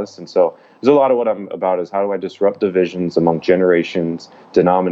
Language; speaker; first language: English; native; English